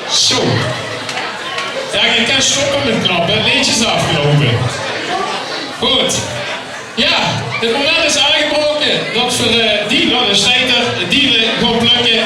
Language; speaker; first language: Dutch; native; Dutch